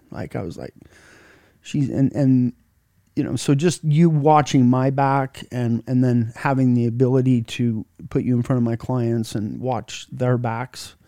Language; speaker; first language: English; native; English